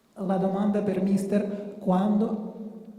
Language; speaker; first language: Italian; non-native, fluent; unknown